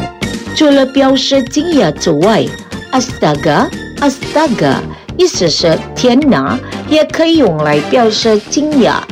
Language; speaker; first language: Chinese; non-native, fluent; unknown